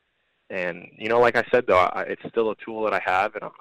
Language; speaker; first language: English; early bilingual, other home language; Spanish